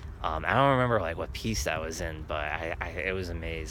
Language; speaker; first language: English; native; English